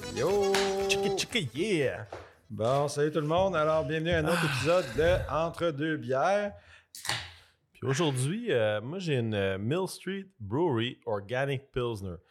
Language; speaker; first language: French; native; French